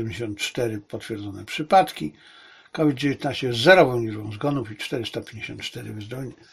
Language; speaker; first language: Polish; native; Polish